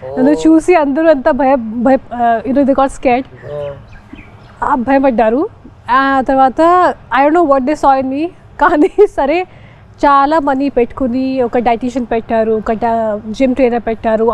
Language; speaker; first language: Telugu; non-native, fluent; Hindi